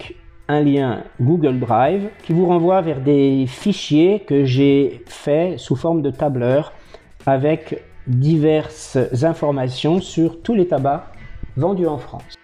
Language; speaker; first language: French; native; French